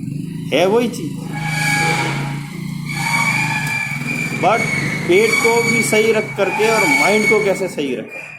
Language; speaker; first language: Hindi; native; Hindi